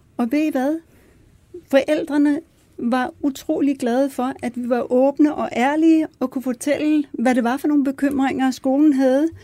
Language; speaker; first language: Danish; early bilingual, other home language; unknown